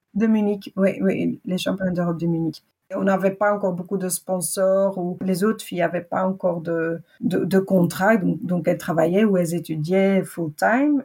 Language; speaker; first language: French; native; French